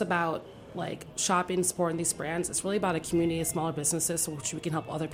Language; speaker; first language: English; native; English